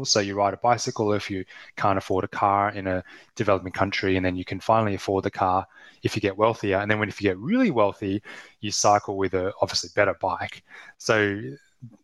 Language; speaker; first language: English; native; English